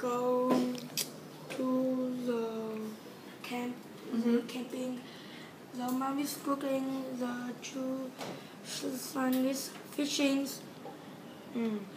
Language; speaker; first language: English; non-native, learner; Vietnamese